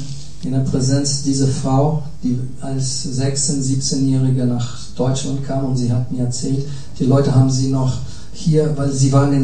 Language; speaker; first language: German; non-native, fluent; Portuguese